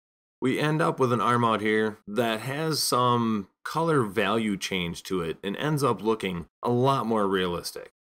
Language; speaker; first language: English; native; English